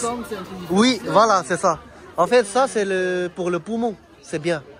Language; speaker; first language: French; non-native, learner; Chinese